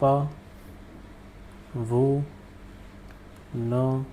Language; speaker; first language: French; non-native, fluent; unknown